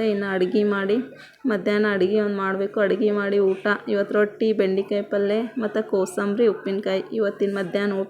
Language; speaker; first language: Kannada; native; Kannada